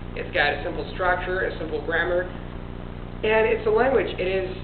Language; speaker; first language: English; non-native, fluent; Italian